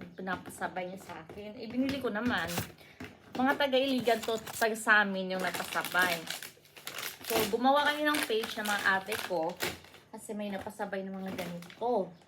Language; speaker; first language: Filipino; non-native, local second language; Cebuano